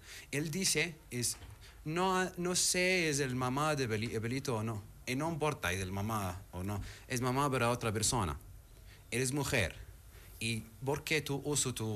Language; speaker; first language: Spanish; non-native, learner; Arabic